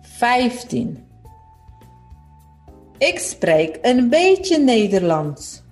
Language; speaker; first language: Dutch; non-native, fluent; Polish